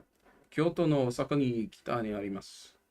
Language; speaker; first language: Japanese; non-native, learner; English